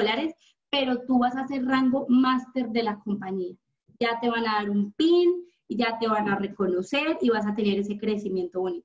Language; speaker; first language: Spanish; native; Spanish